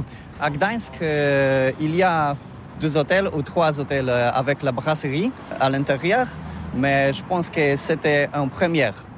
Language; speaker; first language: French; non-native, learner; Polish